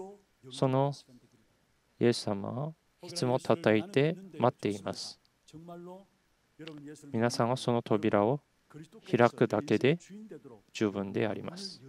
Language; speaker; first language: Japanese; non-native, fluent; Korean